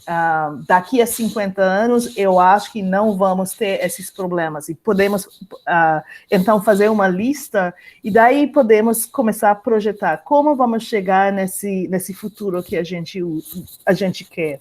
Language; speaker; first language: Portuguese; non-native, fluent; English